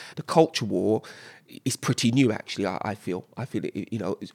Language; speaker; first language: English; native; English